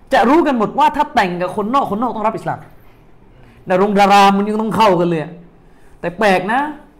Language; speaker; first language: Thai; native; Thai